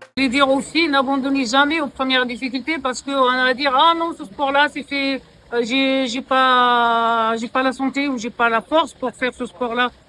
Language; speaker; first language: French; non-native, local second language; Arabic